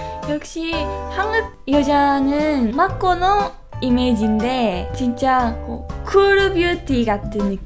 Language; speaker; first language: Korean; non-native, learner; Japanese